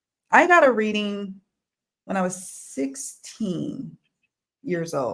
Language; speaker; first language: English; native; English